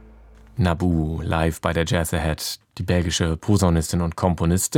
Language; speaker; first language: German; native; German